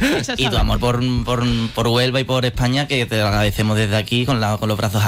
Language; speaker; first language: Spanish; native; Spanish